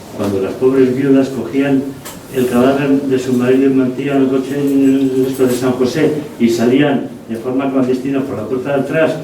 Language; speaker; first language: Spanish; non-native, local second language; Basque